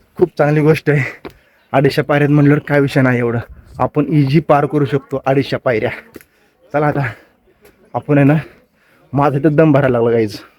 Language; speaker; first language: Marathi; native; Marathi